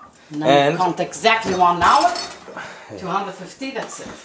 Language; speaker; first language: English; non-native, learner; Portuguese